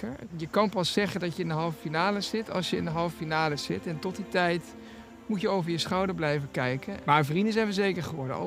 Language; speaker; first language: Dutch; native; Dutch